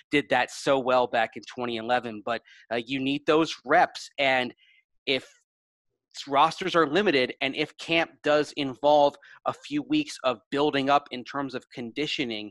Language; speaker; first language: English; native; English